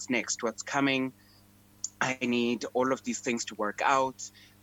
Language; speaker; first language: English; non-native, local second language; Xhosa